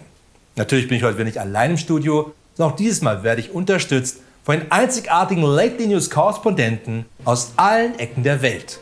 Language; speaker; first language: German; native; German